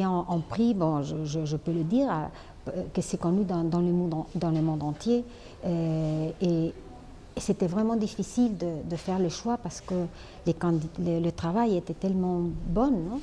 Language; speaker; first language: French; non-native, fluent; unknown